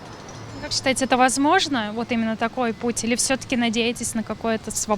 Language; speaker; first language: Russian; native; Russian